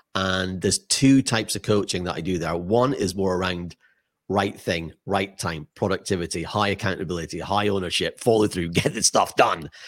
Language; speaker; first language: English; native; English